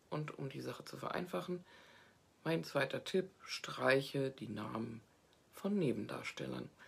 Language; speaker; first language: German; native; German